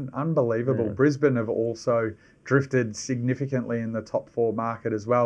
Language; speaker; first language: English; native; English